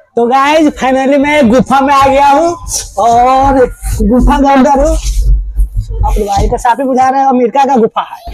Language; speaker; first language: Hindi; native; Hindi